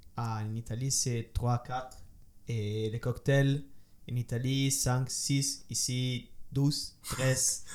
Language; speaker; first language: French; non-native, learner; Italian